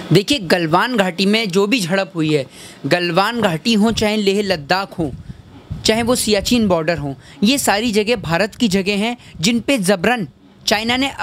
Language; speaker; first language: Hindi; native; Hindi